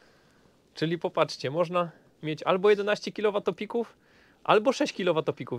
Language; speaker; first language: Polish; native; Polish